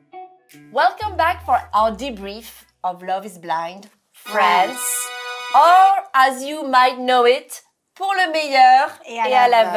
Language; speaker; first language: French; native; French